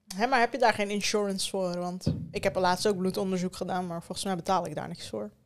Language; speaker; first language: Dutch; early bilingual, other home language; Turkish